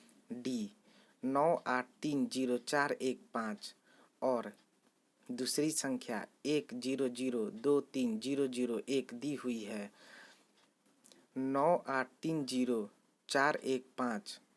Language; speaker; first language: Hindi; native; Hindi